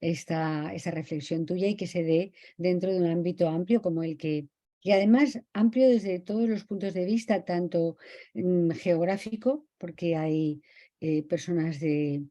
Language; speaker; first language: Spanish; native; Spanish